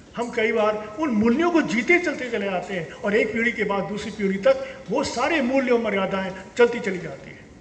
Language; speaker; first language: Hindi; native; Hindi